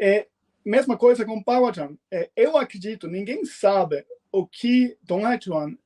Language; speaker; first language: Portuguese; non-native, fluent; Swedish